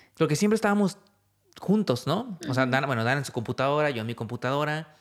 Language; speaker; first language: Spanish; native; Spanish